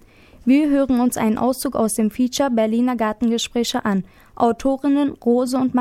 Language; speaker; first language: German; native; German